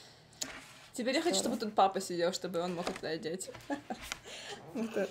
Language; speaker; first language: Russian; early bilingual, heritage; Russian